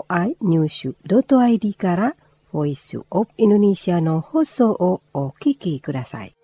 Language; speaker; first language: Japanese; non-native, fluent; Indonesian